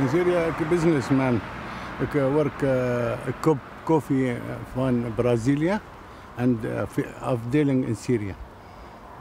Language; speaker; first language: Dutch; non-native, learner; Arabic